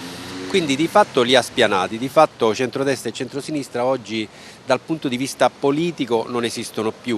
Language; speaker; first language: Italian; native; Italian